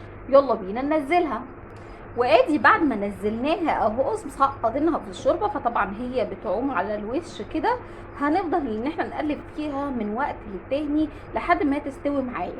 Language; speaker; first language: Arabic; native; Arabic